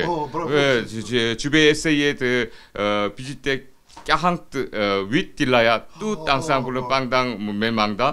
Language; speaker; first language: French; non-native, fluent; Korean